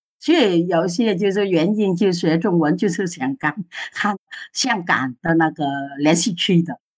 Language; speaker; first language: Chinese; non-native, fluent; Vietnamese